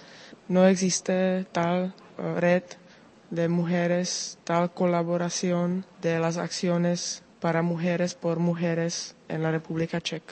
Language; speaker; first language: Spanish; non-native, fluent; Czech